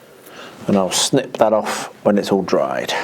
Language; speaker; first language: English; native; English